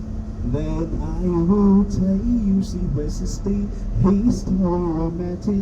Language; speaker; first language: English; non-native, learner; Vietnamese